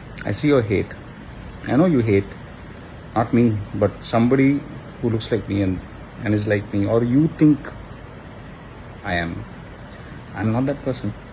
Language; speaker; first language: English; non-native, local second language; Tamil